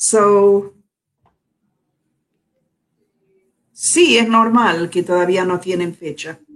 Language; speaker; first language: Spanish; non-native, fluent; English